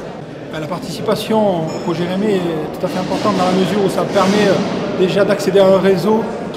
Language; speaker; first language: French; native; French